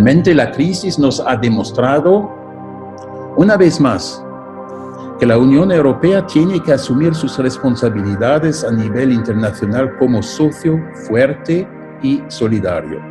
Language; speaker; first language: Spanish; non-native, fluent; German